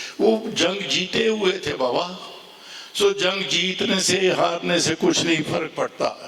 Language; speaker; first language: Urdu; non-native, local second language; Punjabi